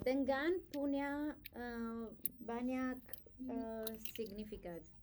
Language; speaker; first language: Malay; non-native, learner; English